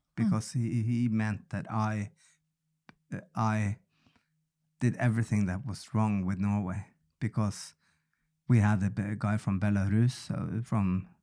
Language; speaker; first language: English; non-native, fluent; Norwegian